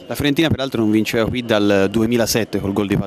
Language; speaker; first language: Italian; native; Italian